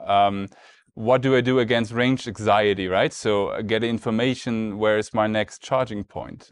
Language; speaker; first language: English; non-native, fluent; German